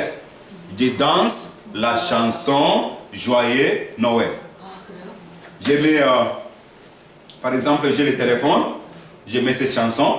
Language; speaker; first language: French; non-native, fluent; Korean